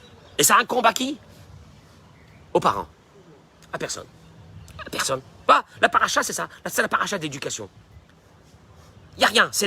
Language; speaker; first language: French; native; French